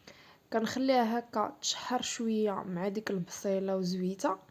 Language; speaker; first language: Arabic; native; Arabic